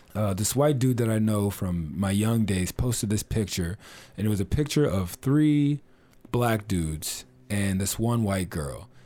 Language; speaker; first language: English; native; English